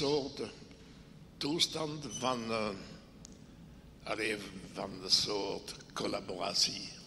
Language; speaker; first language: Dutch; non-native, local second language; French